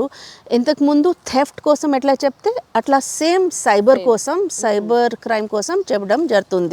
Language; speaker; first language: Telugu; non-native, local second language; Hindi